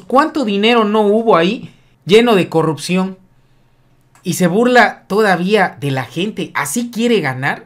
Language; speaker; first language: Spanish; native; Spanish